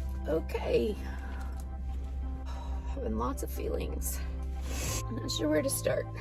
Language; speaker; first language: English; native; English